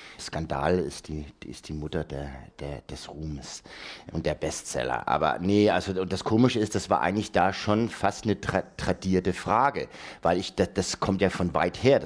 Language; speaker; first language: German; early bilingual, heritage; Danish